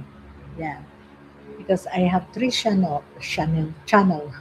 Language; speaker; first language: English; non-native, local second language; Filipino